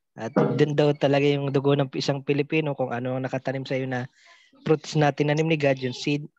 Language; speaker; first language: Filipino; non-native, local second language; Cebuano